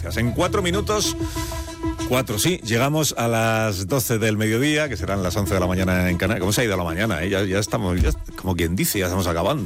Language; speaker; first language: Spanish; native; Spanish